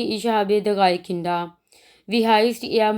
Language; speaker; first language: German; non-native, learner; Urdu